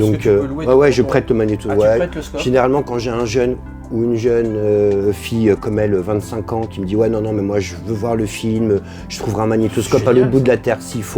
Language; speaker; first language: French; native; French